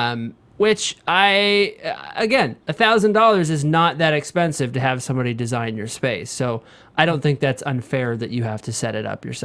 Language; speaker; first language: English; native; English